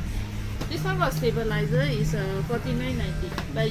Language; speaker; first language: English; non-native, fluent; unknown